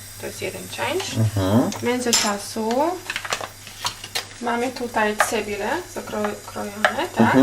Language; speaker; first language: Polish; non-native, learner; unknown